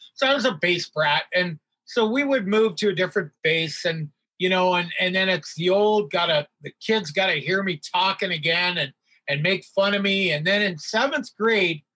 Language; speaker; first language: English; native; English